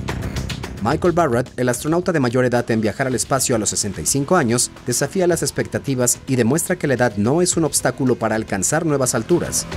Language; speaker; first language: Spanish; native; Spanish